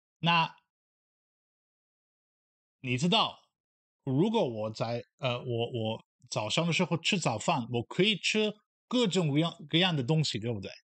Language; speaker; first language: Chinese; non-native, fluent; Dutch